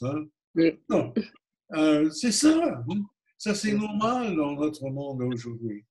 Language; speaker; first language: French; non-native, fluent; English